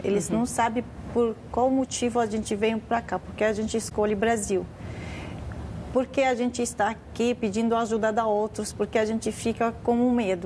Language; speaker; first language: Portuguese; non-native, learner; Arabic